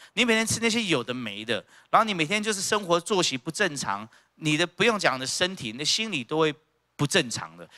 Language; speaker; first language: Chinese; native; Chinese